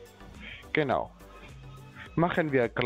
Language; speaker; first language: German; non-native, learner; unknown